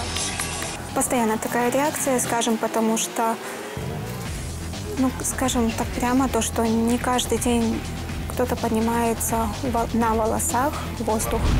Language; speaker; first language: Russian; native; Russian